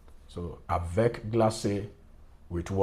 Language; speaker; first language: French; non-native, learner; English